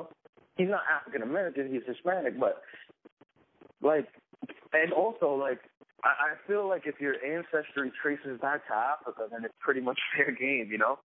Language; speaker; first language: English; native; English